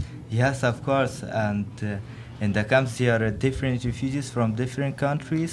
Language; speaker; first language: English; non-native, learner; Persian